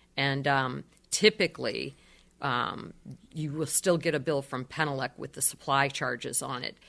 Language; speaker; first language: English; native; English